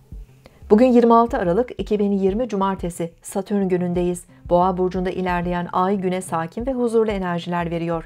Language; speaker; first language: Turkish; native; Turkish